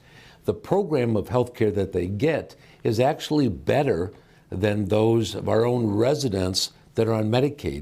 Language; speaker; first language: English; native; English